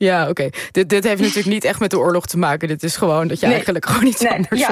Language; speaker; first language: Dutch; native; Dutch